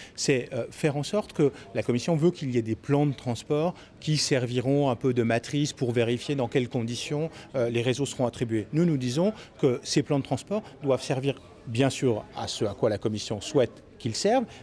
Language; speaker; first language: French; native; French